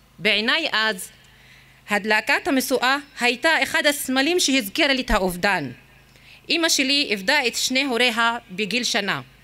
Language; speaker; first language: Hebrew; non-native, local second language; Arabic